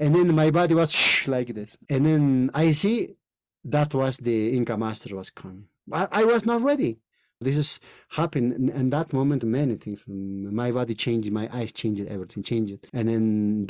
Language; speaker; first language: English; non-native, learner; Spanish